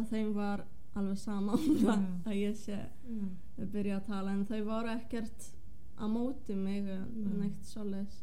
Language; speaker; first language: Icelandic; non-native, fluent; Polish